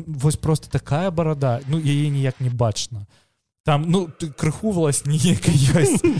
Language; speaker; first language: Belarusian; non-native, local second language; Russian